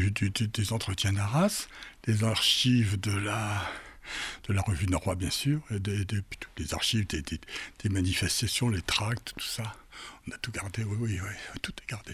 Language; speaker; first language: French; native; French